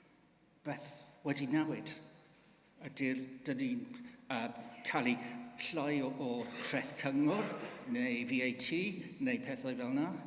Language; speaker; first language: Welsh; non-native, learner; English